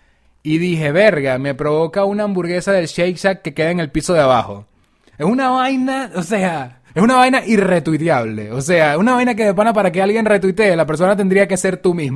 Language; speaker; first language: Spanish; native; Spanish